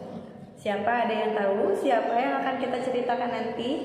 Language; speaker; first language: Indonesian; native; Indonesian